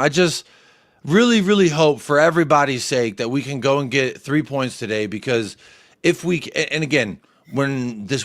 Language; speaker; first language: English; native; English